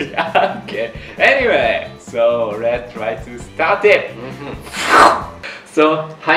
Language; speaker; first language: English; non-native, learner; Japanese